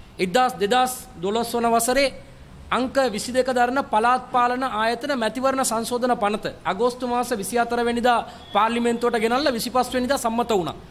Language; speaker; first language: Sinhala; non-native, local second language; Tamil